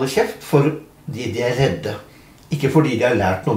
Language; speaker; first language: Norwegian; native; Norwegian